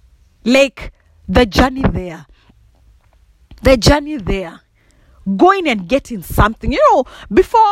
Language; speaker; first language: English; non-native, local second language; Kikuyu